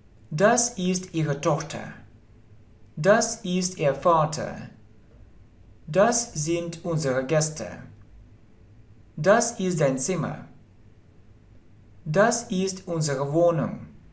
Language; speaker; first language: German; non-native, fluent; Russian